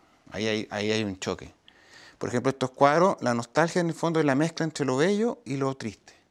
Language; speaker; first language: Spanish; native; Spanish